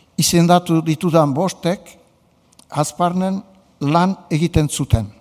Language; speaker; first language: Basque; native; Basque